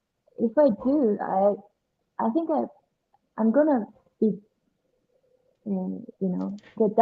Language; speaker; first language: English; non-native, learner; Japanese